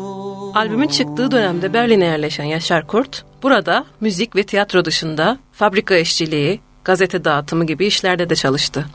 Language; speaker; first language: Turkish; native; Turkish